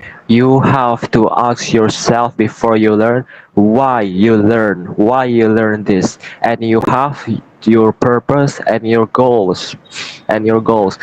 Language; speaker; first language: English; non-native, learner; Indonesian